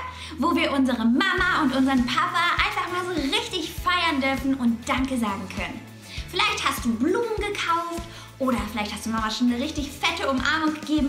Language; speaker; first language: German; native; German